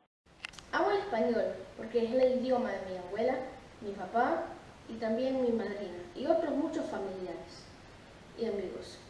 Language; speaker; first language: Spanish; early bilingual, heritage; Spanish